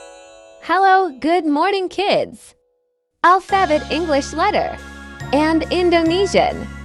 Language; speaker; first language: English; non-native, learner; Indonesian